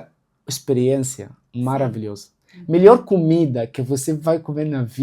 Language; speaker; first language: Portuguese; non-native, local second language; Arabic